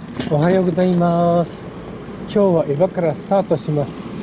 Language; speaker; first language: Japanese; native; Japanese